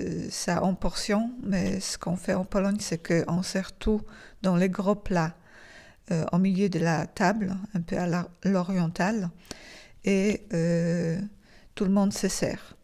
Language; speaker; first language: French; non-native, fluent; Polish